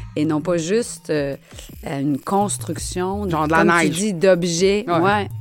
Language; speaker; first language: French; native; French